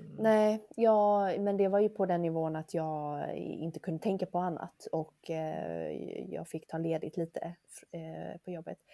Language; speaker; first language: Swedish; early bilingual, other home language; Chinese